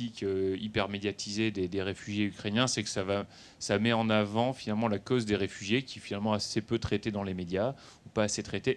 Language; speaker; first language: French; native; French